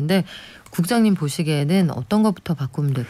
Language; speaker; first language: Korean; native; Korean